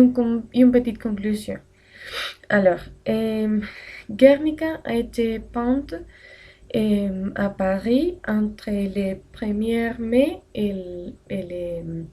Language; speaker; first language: French; non-native, learner; Spanish